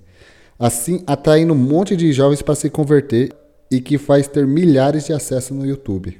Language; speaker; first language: Portuguese; native; Portuguese